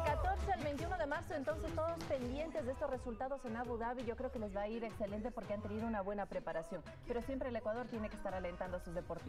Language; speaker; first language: Spanish; native; Spanish